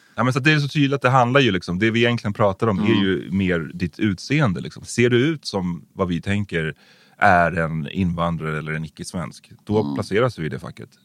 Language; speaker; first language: Swedish; early bilingual, other home language; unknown